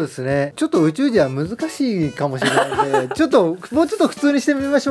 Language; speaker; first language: Japanese; native; Japanese